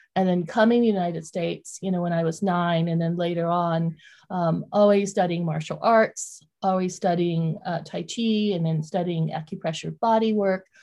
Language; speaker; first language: English; early bilingual, other home language; Vietnamese